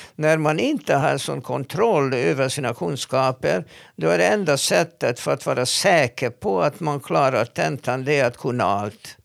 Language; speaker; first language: Swedish; non-native, fluent; Hungarian